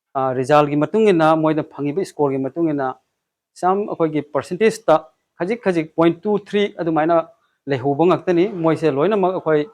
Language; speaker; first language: Manipuri; native; Manipuri